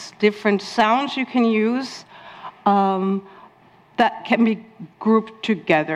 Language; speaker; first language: English; non-native, fluent; Dutch